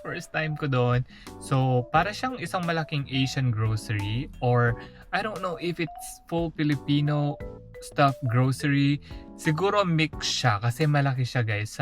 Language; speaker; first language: Filipino; non-native, local second language; Pampanga